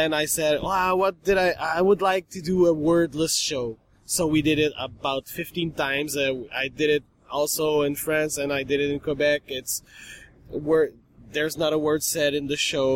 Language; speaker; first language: English; non-native, fluent; French